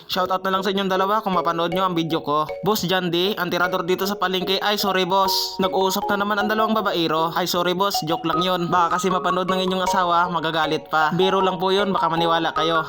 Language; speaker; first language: Filipino; non-native, local second language; Cebuano